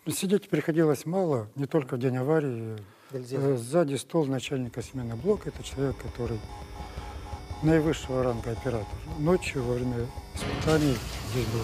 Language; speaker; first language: Russian; native; Russian